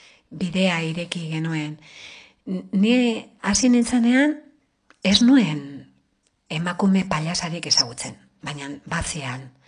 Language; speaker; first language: Basque; non-native, local second language; Spanish